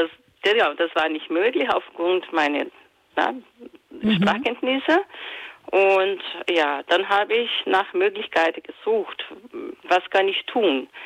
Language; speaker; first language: German; non-native, fluent; Portuguese